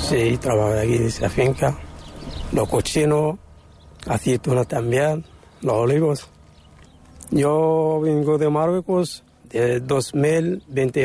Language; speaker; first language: Spanish; non-native, learner; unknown